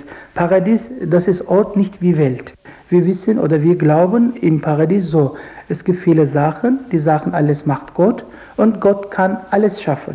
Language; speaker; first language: German; non-native, learner; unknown